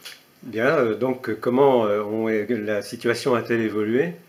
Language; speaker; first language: French; native; French